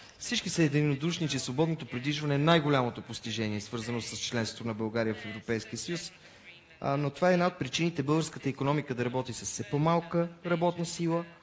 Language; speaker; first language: Bulgarian; native; Bulgarian